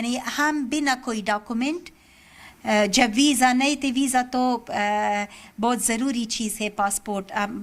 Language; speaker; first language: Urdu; non-native, learner; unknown